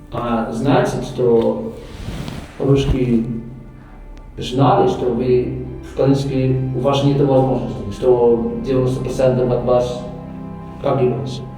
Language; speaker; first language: Russian; non-native, learner; Dutch